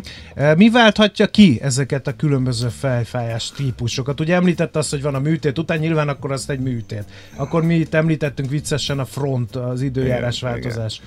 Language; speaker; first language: Hungarian; native; Hungarian